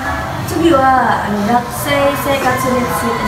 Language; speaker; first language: Japanese; non-native, learner; Indonesian